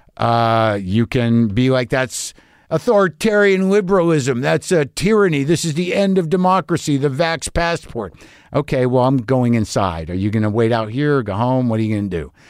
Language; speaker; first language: English; native; English